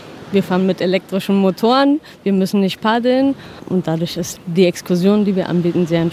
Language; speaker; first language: German; native; German